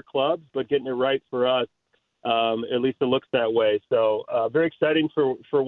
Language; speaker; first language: English; native; English